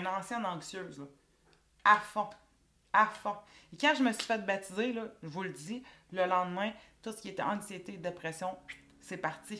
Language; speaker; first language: French; native; French